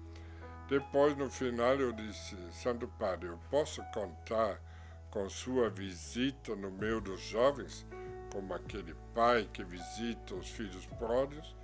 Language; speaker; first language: Portuguese; non-native, fluent; German